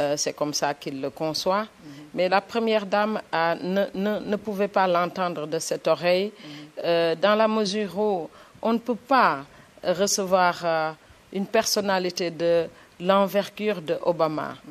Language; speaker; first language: French; non-native, local second language; Wolof